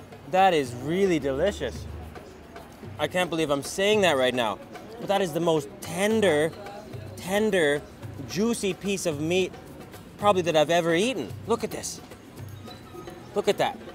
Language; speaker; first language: English; native; English